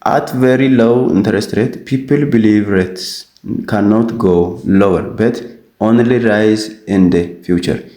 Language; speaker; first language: English; non-native, local second language; Amharic